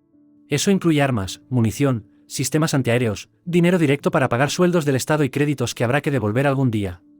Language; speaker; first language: Spanish; native; Spanish